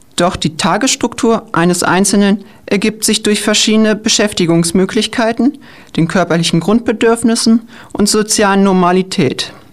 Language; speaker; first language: German; native; German